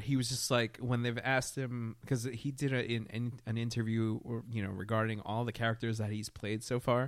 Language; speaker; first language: English; native; English